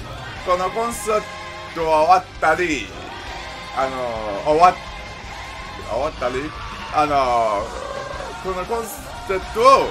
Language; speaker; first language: Japanese; non-native, learner; English